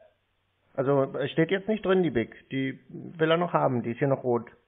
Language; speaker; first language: German; native; German